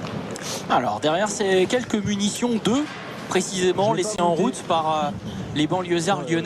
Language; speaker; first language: French; native; French